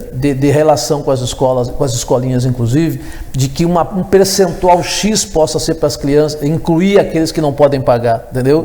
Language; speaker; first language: Portuguese; native; Portuguese